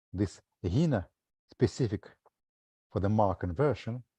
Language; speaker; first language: English; non-native, fluent; Russian